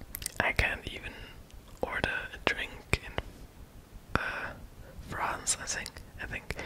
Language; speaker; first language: English; non-native, fluent; German